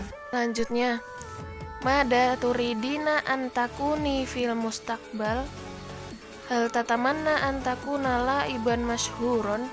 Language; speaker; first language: Arabic; non-native, learner; Indonesian